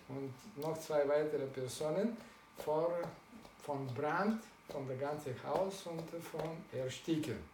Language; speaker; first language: German; non-native, learner; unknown